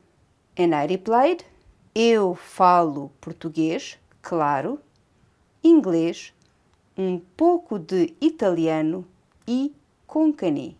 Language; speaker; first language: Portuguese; non-native, fluent; Konkani